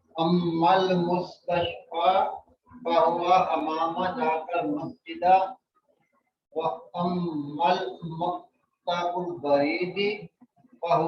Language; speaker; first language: Arabic; non-native, learner; Urdu